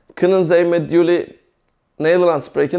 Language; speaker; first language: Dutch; non-native, fluent; Turkish